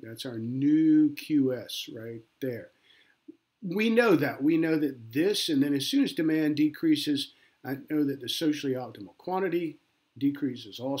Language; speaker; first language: English; native; English